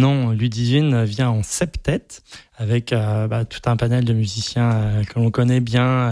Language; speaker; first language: French; native; French